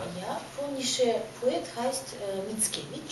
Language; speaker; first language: German; non-native, fluent; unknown